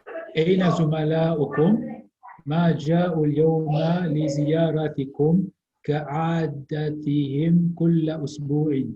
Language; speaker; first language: Arabic; non-native, learner; English